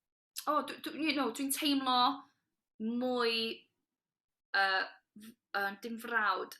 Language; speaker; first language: Welsh; non-native, local second language; English